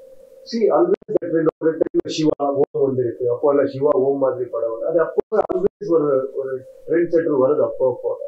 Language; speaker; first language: Tamil; non-native, learner; Kannada